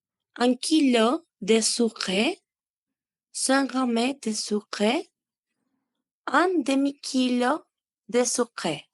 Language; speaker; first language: French; non-native, learner; Spanish